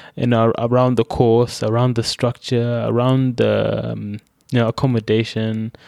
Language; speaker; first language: English; non-native, local second language; Shona